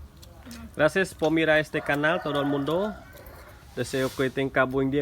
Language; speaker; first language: Spanish; non-native, learner; Khmer